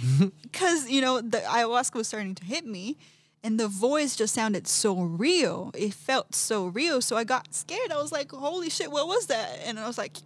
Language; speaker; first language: English; non-native, fluent; Portuguese